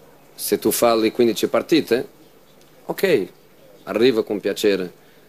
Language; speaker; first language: Italian; non-native, fluent; Portuguese